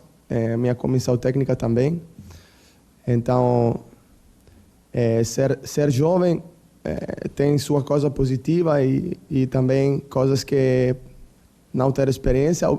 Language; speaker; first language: Portuguese; non-native, learner; Italian